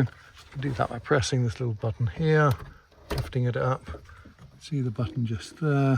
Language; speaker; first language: English; native; English